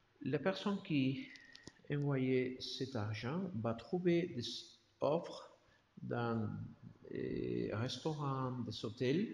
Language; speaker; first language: French; non-native, learner; Spanish